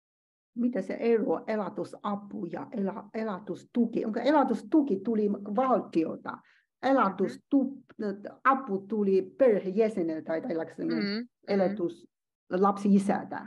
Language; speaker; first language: Finnish; non-native, learner; Chinese